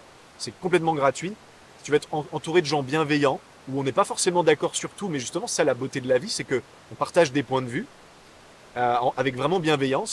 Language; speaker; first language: French; native; French